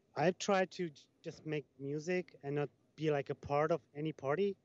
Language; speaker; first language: English; non-native, fluent; Italian